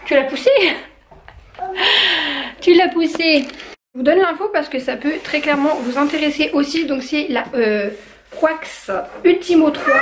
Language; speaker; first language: French; native; French